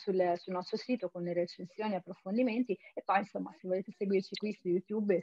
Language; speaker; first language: Italian; native; Italian